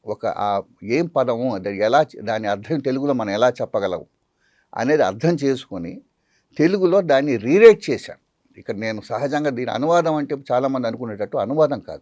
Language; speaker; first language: Telugu; non-native, local second language; Tamil